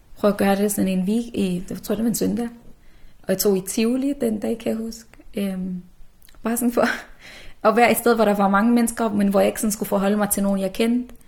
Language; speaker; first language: Danish; early bilingual, other home language; Arabic